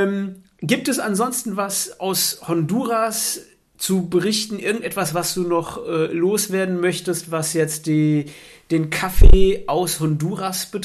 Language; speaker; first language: German; native; German